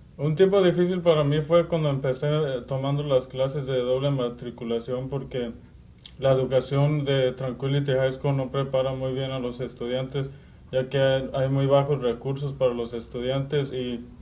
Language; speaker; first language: Spanish; early bilingual, heritage; Spanish